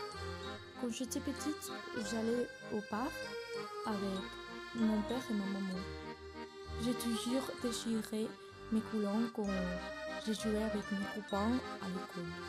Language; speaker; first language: French; non-native, learner; Spanish